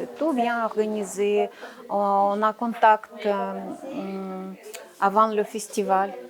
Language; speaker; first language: French; non-native, learner; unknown